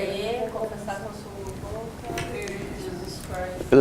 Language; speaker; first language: Spanish; early bilingual, heritage; Spanish